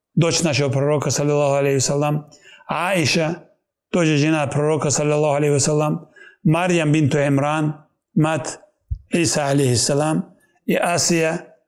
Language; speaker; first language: Russian; non-native, local second language; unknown